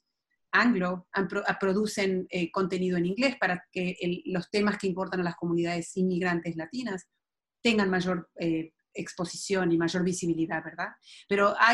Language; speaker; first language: English; non-native, fluent; Spanish